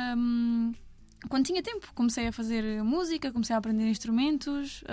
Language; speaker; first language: Portuguese; native; Portuguese